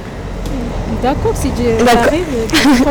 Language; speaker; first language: French; non-native, learner; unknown